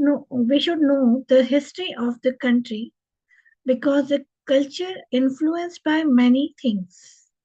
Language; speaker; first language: English; non-native, local second language; Hindi